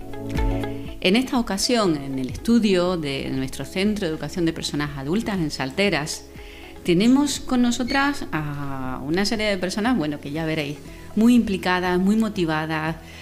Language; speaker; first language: Spanish; native; Spanish